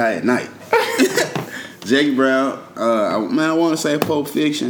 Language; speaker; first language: English; native; English